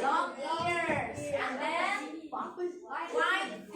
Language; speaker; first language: English; non-native, learner; Indonesian